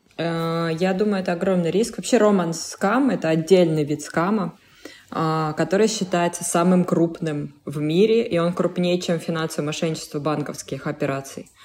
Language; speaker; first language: Russian; native; Russian